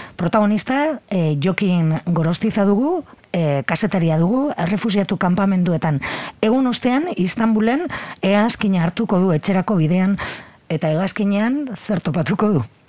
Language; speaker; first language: Basque; native; Basque